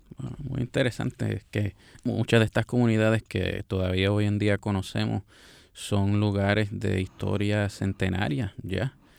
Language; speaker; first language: Spanish; native; Spanish